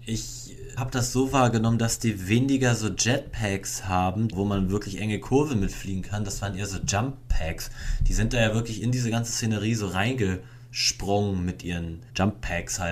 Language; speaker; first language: German; native; German